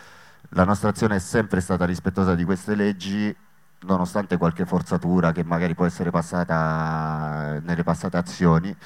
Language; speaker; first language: Italian; native; Italian